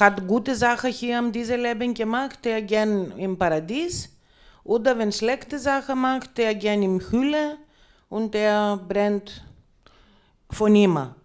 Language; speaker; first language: German; non-native, learner; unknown